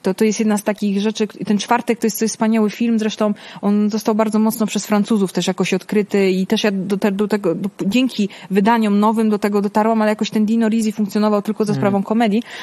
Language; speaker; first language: Polish; early bilingual, heritage; Italian